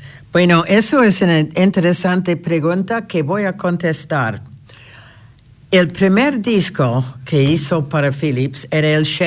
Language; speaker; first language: Spanish; non-native, fluent; English